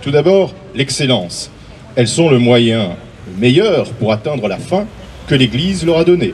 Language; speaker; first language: French; native; French